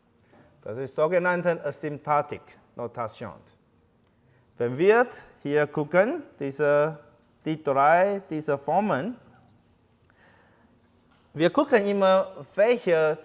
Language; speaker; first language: German; non-native, fluent; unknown